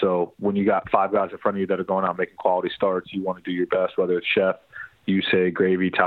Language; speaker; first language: English; native; English